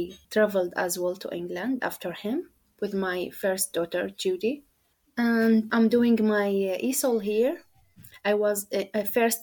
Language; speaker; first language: English; non-native, learner; Arabic